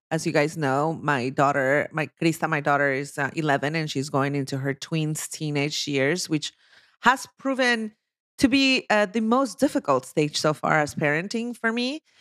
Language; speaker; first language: English; non-native, fluent; Spanish